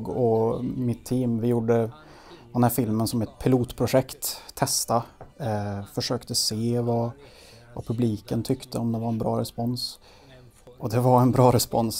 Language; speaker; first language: Swedish; native; Swedish